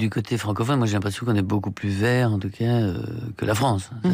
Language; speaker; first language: French; native; French